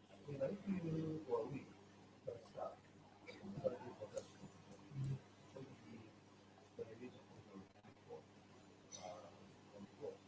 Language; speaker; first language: English; non-native, learner; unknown